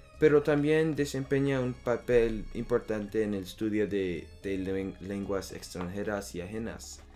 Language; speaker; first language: Spanish; non-native, learner; French